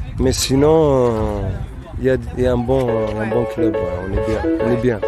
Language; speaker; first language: French; non-native, fluent; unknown